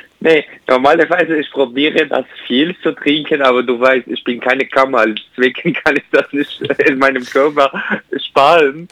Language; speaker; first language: German; non-native, learner; Arabic